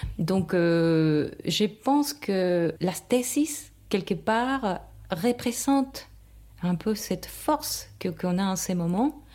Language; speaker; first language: French; non-native, fluent; Spanish